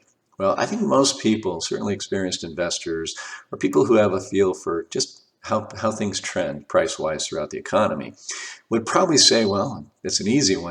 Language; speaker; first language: English; native; English